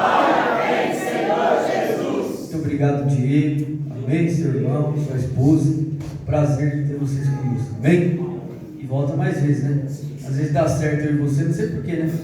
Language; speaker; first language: Portuguese; native; Portuguese